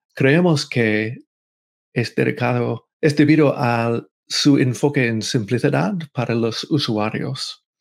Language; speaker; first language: Spanish; non-native, fluent; English